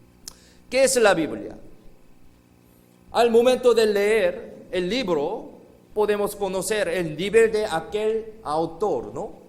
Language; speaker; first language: Spanish; non-native, fluent; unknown